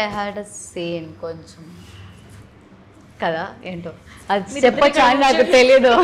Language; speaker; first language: Telugu; non-native, learner; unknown